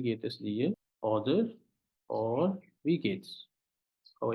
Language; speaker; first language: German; non-native, fluent; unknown